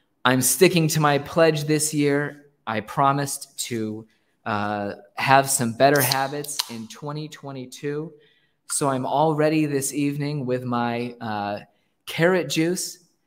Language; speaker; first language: English; native; English